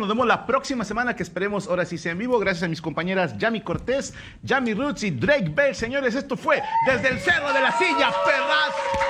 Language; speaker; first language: Spanish; native; Spanish